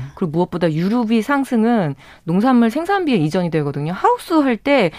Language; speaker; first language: Korean; native; Korean